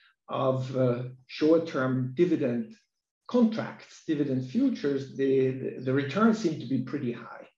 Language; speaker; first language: English; non-native, fluent; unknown